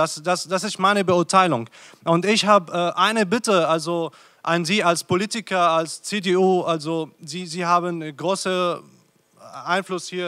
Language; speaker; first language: German; non-native, fluent; Arabic